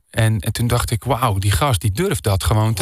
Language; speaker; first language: Dutch; native; Dutch